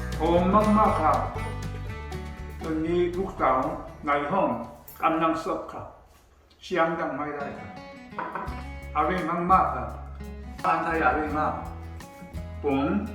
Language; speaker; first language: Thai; non-native, learner; Korean